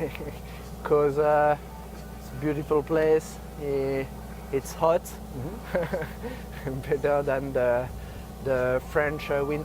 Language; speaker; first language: English; non-native, fluent; French